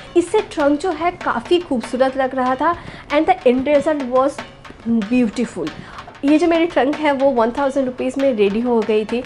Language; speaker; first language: Hindi; non-native, local second language; Bangla